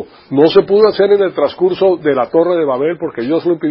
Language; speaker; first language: Spanish; native; Spanish